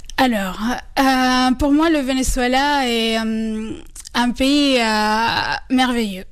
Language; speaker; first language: French; non-native, fluent; Spanish